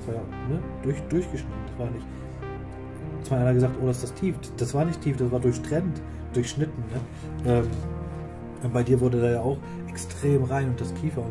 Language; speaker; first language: German; native; German